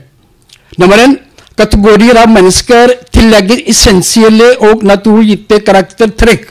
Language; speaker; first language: Norwegian; non-native, learner; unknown